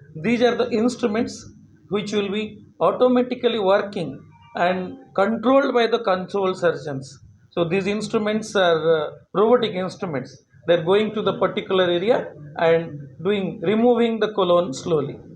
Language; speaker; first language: English; non-native, local second language; Telugu